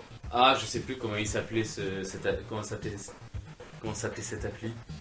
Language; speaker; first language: French; native; French